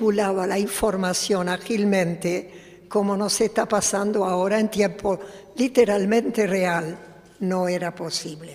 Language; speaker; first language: Spanish; early bilingual, other home language; Polish